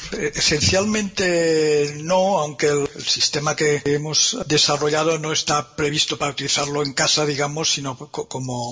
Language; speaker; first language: Spanish; native; Spanish